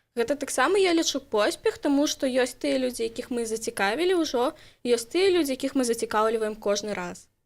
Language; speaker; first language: Belarusian; native; Belarusian